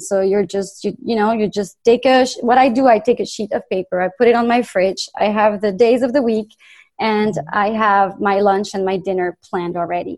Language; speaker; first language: English; non-native, fluent; French